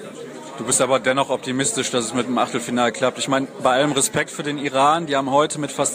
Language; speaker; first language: German; native; German